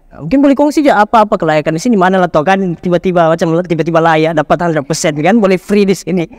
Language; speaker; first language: Malay; native; Malay